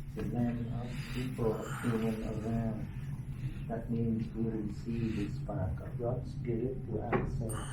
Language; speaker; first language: English; non-native, learner; Vietnamese